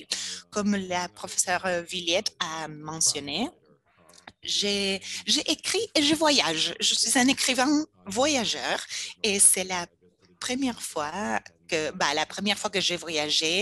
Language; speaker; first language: French; non-native, fluent; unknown